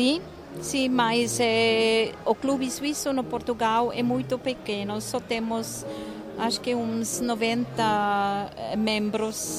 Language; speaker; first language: Portuguese; non-native, fluent; German